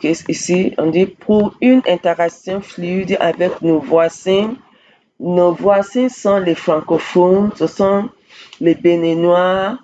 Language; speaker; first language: French; non-native, fluent; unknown